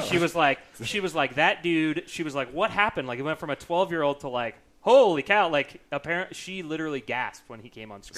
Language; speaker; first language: English; native; English